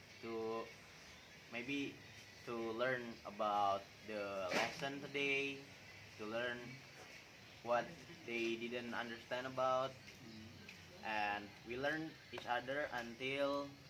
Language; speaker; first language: English; non-native, learner; Indonesian